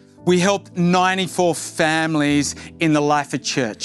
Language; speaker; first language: English; native; English